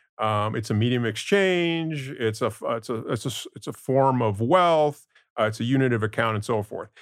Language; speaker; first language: English; non-native, fluent; Spanish